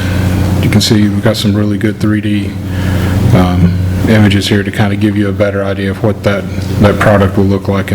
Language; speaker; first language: English; native; English